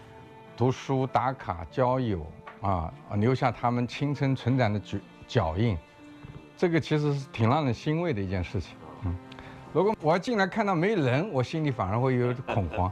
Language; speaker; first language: Chinese; non-native, local second language; Wu Chinese